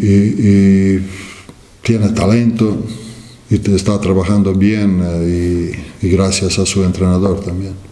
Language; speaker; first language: Spanish; non-native, fluent; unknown